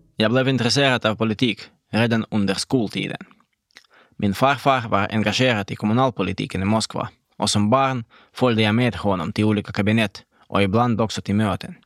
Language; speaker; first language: Swedish; non-native, fluent; Russian